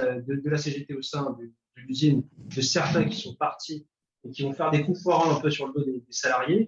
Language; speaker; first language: French; native; French